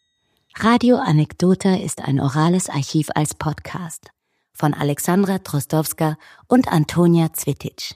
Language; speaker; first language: German; native; German